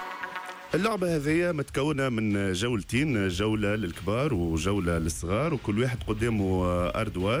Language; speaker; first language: Arabic; native; Arabic